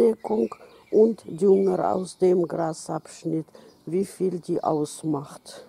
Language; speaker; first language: German; non-native, learner; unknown